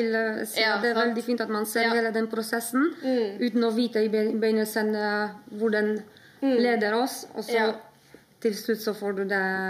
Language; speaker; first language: Norwegian; non-native, fluent; Polish